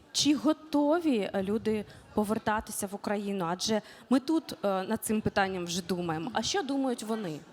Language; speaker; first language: Ukrainian; native; Ukrainian